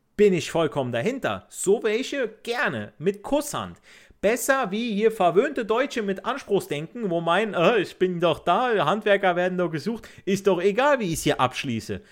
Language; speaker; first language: German; native; German